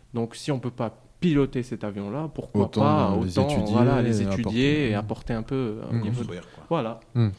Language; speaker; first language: French; non-native, local second language; Arabic